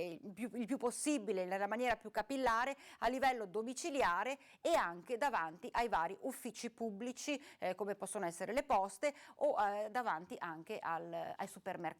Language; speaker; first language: Italian; native; Italian